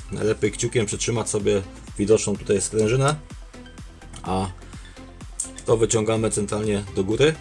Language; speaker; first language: Polish; native; Polish